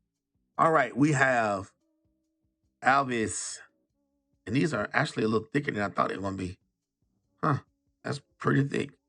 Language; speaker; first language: English; native; English